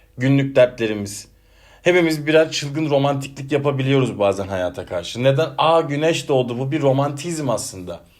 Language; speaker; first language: Turkish; native; Turkish